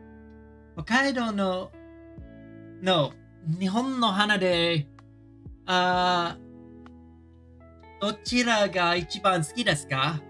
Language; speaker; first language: Japanese; non-native, learner; English